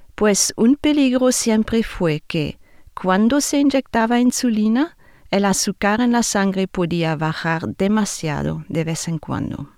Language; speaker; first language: Spanish; non-native, fluent; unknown